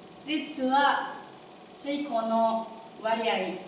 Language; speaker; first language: Japanese; non-native, learner; Indonesian